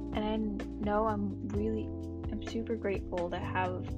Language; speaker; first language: English; native; English